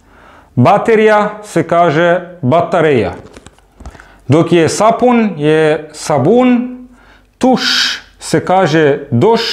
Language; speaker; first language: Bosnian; non-native, fluent; Arabic